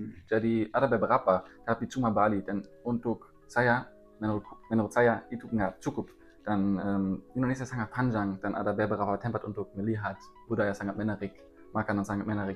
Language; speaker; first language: Indonesian; non-native, learner; German